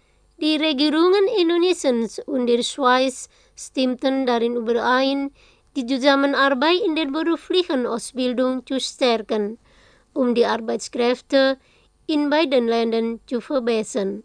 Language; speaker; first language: German; non-native, learner; Indonesian